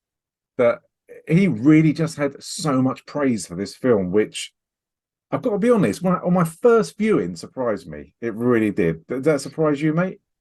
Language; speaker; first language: English; native; English